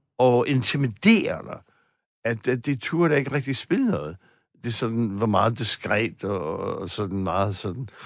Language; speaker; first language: Danish; non-native, fluent; English